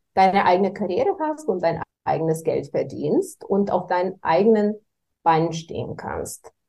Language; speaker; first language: German; non-native, fluent; Bulgarian